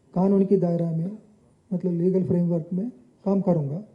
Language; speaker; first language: Hindi; non-native, local second language; Telugu